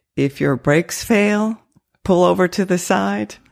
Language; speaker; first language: English; early bilingual, other home language; French